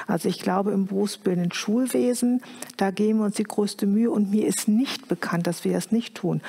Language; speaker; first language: German; native; German